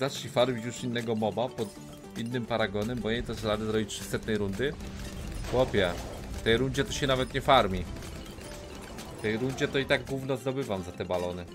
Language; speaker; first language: Polish; native; Polish